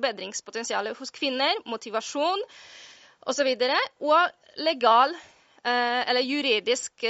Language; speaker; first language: Norwegian; non-native, fluent; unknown